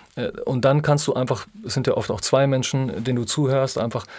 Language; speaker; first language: German; native; German